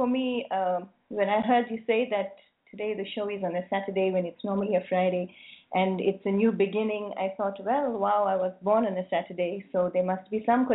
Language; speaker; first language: English; native; English